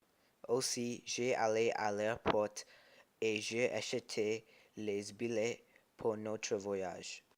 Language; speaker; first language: French; non-native, learner; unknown